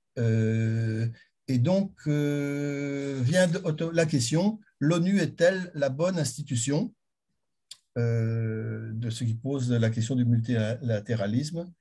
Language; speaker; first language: French; native; French